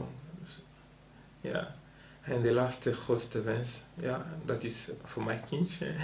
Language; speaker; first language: Dutch; non-native, local second language; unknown